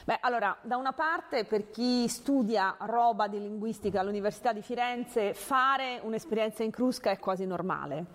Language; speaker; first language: Italian; early bilingual, other home language; Hungarian